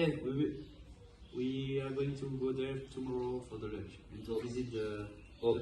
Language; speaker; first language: English; non-native, learner; Dutch